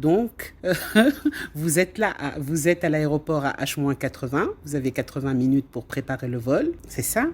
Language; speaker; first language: French; non-native, local second language; Arabic